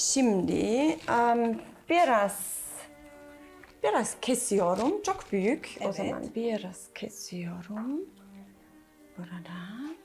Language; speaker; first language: Turkish; non-native, learner; German